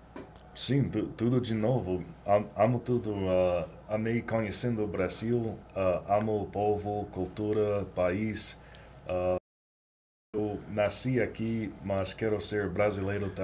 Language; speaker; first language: Portuguese; non-native, fluent; English